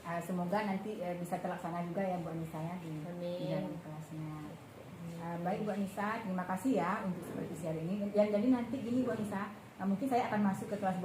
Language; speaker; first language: Indonesian; native; Indonesian